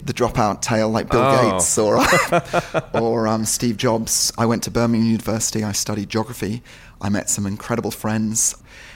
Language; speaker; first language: English; native; English